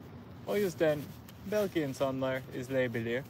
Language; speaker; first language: Turkish; non-native, learner; English